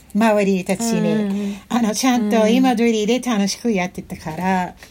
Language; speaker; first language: Japanese; non-native, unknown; English